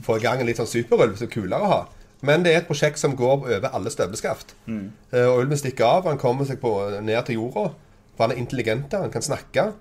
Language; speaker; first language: Norwegian; native; Norwegian